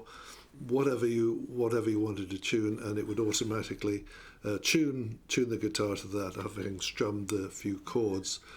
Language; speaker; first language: English; native; English